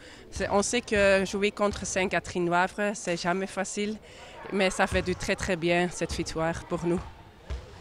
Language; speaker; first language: French; non-native, local second language; Dutch